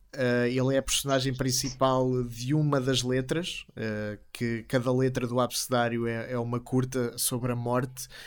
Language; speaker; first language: Portuguese; native; Portuguese